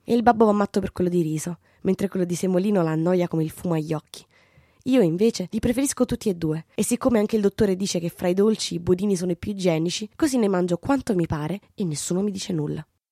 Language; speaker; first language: Italian; native; Italian